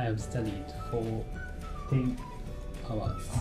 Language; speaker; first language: English; non-native, learner; Japanese